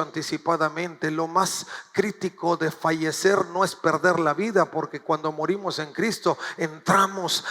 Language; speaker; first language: Spanish; native; Spanish